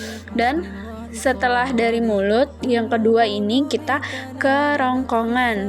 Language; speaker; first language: Indonesian; native; Indonesian